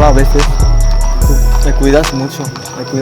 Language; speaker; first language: Spanish; non-native, learner; Korean